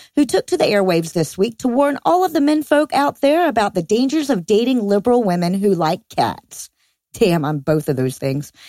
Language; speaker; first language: English; native; English